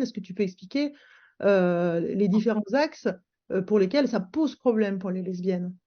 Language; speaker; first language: French; native; French